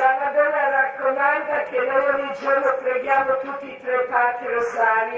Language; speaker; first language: Italian; non-native, learner; Croatian